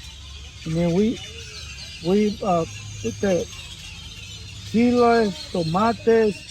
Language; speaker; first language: English; non-native, learner; Spanish